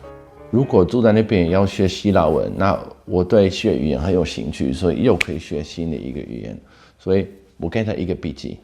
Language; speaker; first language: Chinese; non-native, fluent; Dutch